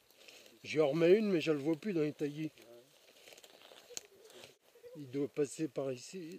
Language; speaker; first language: French; native; French